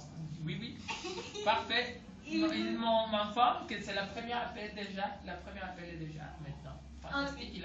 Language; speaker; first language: French; non-native, learner; Spanish